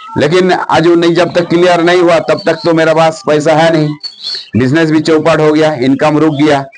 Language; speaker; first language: Hindi; non-native, local second language; Bangla